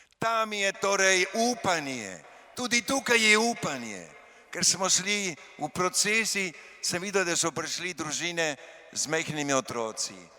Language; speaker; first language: Slovenian; early bilingual, heritage; Slovenian